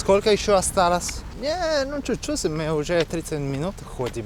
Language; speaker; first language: Russian; non-native, fluent; Italian